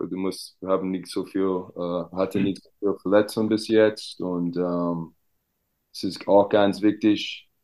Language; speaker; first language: German; non-native, learner; English